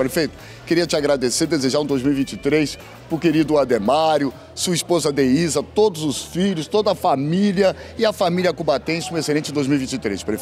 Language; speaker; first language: Portuguese; native; Portuguese